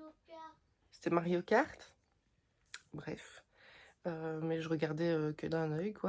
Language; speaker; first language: French; native; French